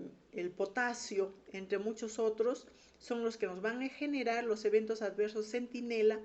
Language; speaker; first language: Spanish; native; Spanish